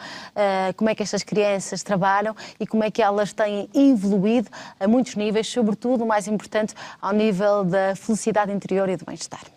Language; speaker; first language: Portuguese; native; Portuguese